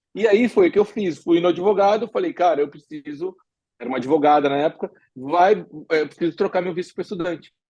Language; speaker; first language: Portuguese; native; Portuguese